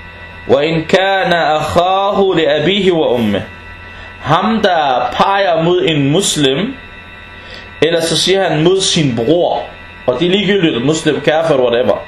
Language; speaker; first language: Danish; early bilingual, other home language; Arabic